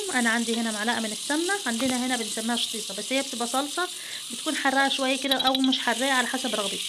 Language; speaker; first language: Arabic; native; Arabic